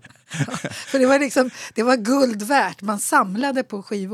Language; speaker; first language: Swedish; native; Swedish